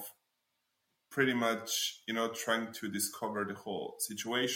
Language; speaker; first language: English; non-native, fluent; Slovenian